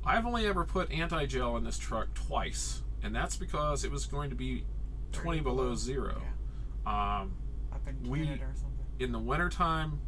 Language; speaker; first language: English; native; English